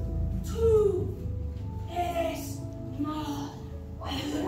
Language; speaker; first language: Spanish; non-native, learner; English